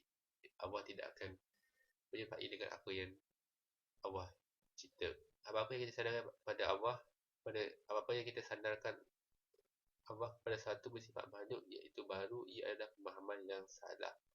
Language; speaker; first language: Malay; native; Malay